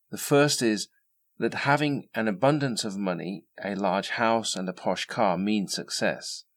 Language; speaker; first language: English; native; English